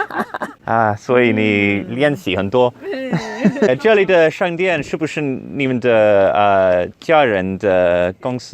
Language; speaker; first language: Chinese; non-native, learner; English